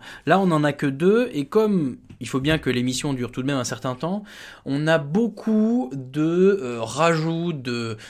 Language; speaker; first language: French; native; French